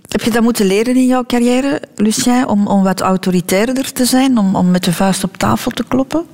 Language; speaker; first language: Dutch; native; Dutch